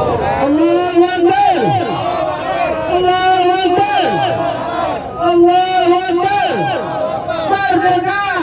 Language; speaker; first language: Indonesian; native; Indonesian